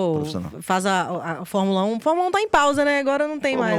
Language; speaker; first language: Portuguese; native; Portuguese